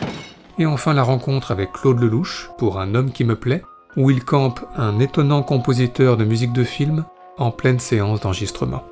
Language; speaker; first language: French; native; French